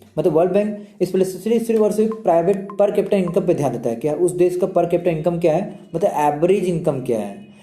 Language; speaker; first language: Hindi; native; Hindi